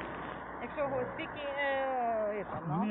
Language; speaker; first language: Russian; non-native, local second language; Ukrainian